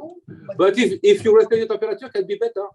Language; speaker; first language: English; non-native, learner; French